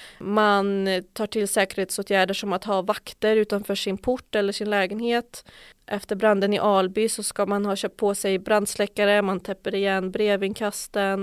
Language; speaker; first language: Swedish; native; Swedish